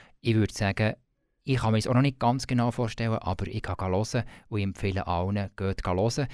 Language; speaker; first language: German; native; German